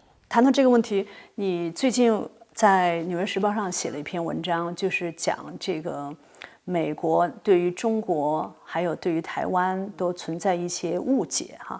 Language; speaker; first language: Chinese; native; Chinese